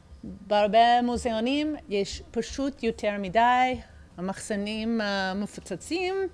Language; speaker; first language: Hebrew; early bilingual, heritage; English